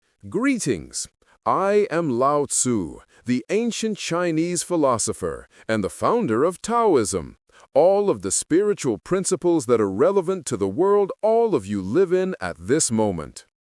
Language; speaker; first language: English; non-native, fluent; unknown